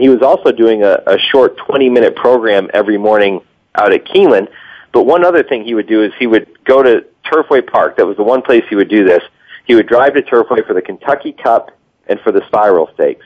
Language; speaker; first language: English; native; English